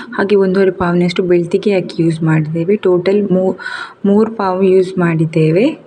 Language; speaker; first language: Kannada; non-native, local second language; Tulu